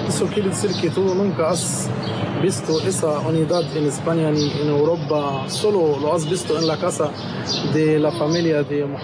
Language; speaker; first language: Spanish; non-native, fluent; Arabic